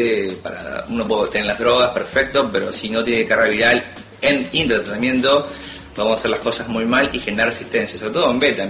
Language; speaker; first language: Spanish; native; Spanish